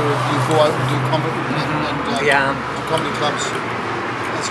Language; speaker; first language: English; native; English